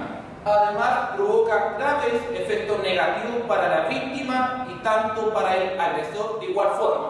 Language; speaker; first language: Spanish; native; Spanish